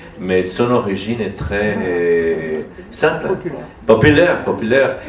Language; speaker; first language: French; non-native, fluent; Portuguese